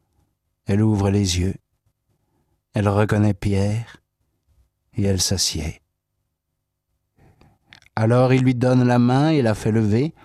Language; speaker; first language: French; native; French